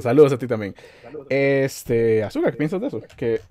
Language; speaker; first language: Spanish; native; Spanish